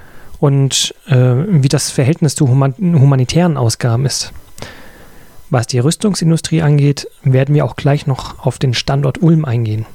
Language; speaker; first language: German; native; German